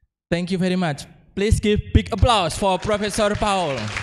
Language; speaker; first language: English; non-native, fluent; Indonesian